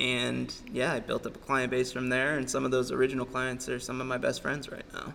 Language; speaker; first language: English; native; English